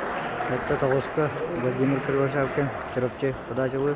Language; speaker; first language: Russian; non-native, local second language; Yakut